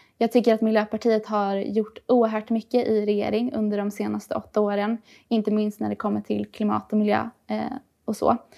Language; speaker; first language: Swedish; early bilingual, other home language; Persian